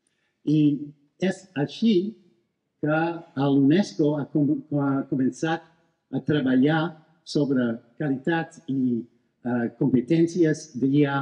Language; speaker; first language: Catalan; non-native, fluent; English